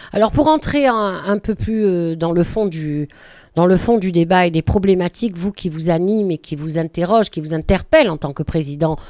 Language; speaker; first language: French; native; French